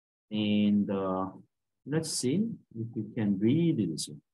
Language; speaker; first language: English; non-native, fluent; Korean